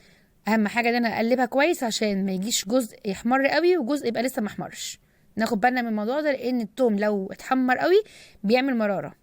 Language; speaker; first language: Arabic; native; Arabic